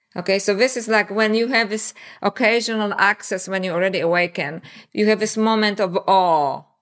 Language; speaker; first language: English; non-native, fluent; Polish